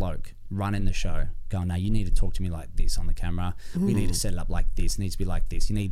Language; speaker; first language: English; native; English